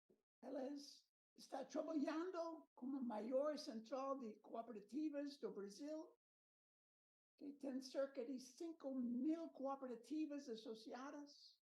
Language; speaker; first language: Portuguese; non-native, learner; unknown